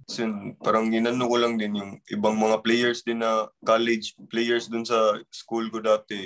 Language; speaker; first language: Filipino; non-native, local second language; Cebuano